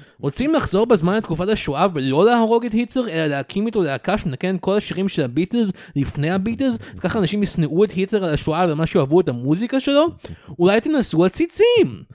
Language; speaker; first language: Hebrew; native; Hebrew